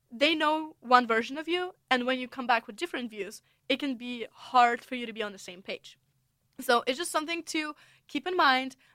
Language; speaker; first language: English; non-native, fluent; Russian